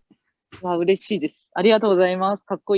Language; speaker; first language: Japanese; native; Japanese